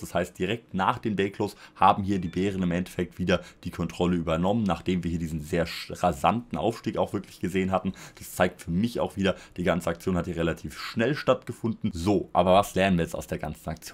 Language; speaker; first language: German; native; German